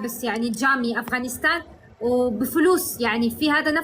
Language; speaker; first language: Arabic; non-native, learner; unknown